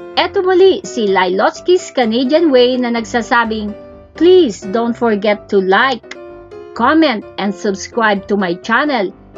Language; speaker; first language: English; non-native, local second language; Filipino